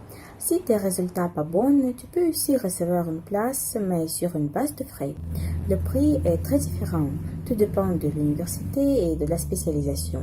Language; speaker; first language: French; non-native, fluent; Russian